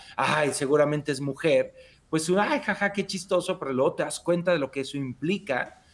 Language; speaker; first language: Spanish; native; Spanish